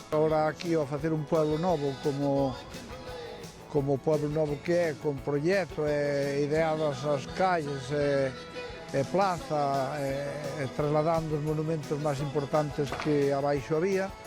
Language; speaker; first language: Galician; native; Galician